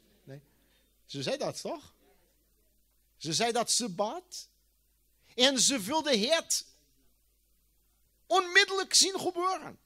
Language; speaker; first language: Dutch; non-native, fluent; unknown